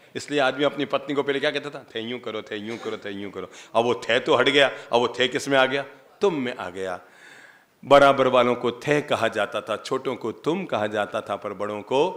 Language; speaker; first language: Hindi; native; Hindi